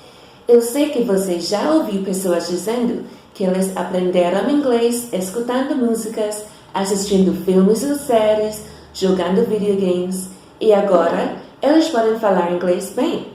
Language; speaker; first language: Portuguese; non-native, fluent; English